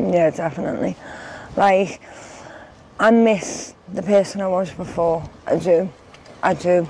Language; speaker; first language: English; native; English